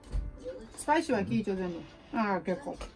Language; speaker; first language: Japanese; non-native, learner; Russian